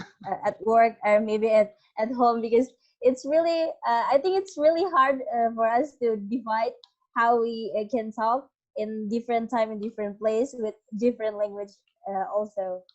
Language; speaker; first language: English; non-native, learner; Indonesian